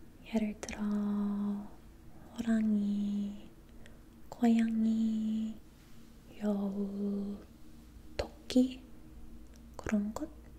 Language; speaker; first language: Korean; non-native, learner; English